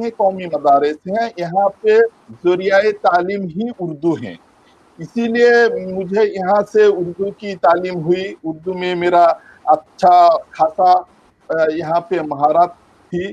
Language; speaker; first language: Urdu; non-native, local second language; Bangla